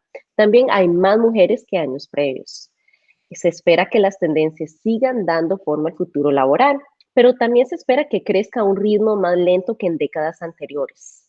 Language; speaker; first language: Spanish; native; Spanish